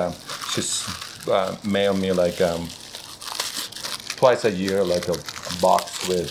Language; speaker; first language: English; non-native, fluent; Italian